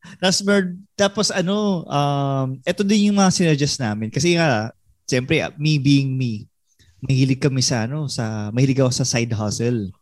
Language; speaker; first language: Filipino; native; Filipino